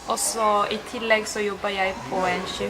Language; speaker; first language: Norwegian; non-native, fluent; Spanish